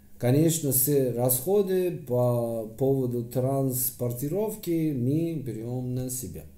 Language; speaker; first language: Russian; non-native, fluent; Persian